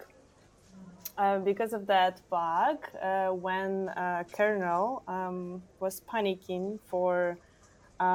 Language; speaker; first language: English; non-native, fluent; Ukrainian